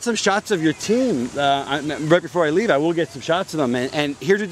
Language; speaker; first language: English; native; English